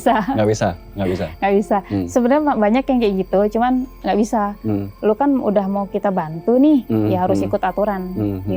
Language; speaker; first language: Indonesian; native; Indonesian